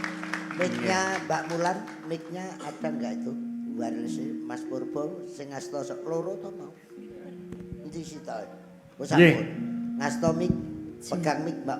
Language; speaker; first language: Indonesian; non-native, local second language; Javanese